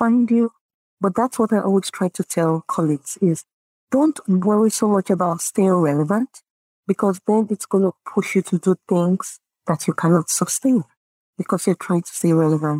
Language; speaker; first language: English; non-native, local second language; Yoruba